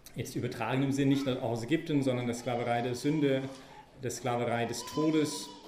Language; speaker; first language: German; non-native, fluent; English